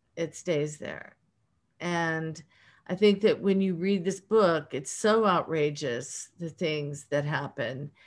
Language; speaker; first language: English; native; English